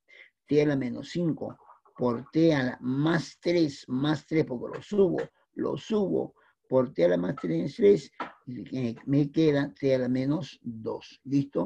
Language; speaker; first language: Spanish; native; Spanish